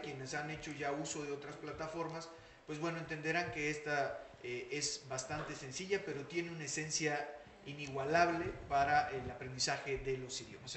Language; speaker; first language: Spanish; native; Spanish